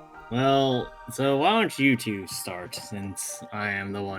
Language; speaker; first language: English; native; English